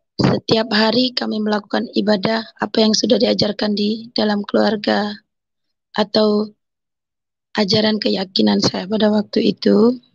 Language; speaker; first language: Indonesian; non-native, local second language; Madurese